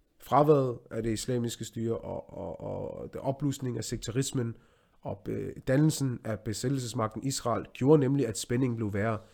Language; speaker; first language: Danish; early bilingual, other home language; Arabic